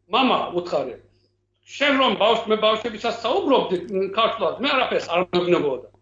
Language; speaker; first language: Georgian; non-native, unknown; Turkish